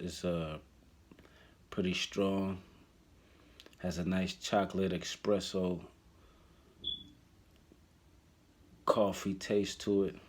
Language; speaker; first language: English; native; English